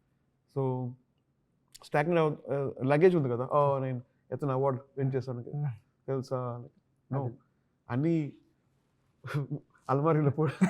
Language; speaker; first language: Telugu; non-native, learner; Tamil